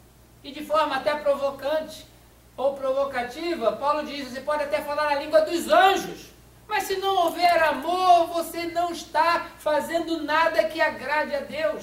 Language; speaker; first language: Portuguese; native; Portuguese